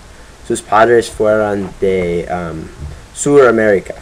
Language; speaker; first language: Spanish; non-native, learner; English